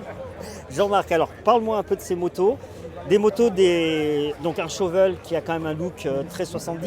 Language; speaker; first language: French; native; French